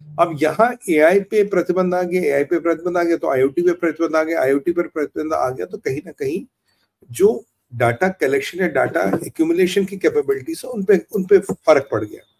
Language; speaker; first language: Hindi; native; Hindi